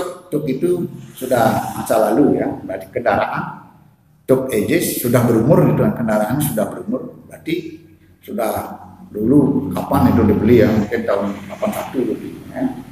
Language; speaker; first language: Indonesian; non-native, local second language; Balinese